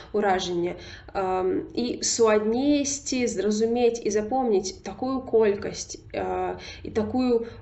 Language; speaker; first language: Belarusian; non-native, local second language; Russian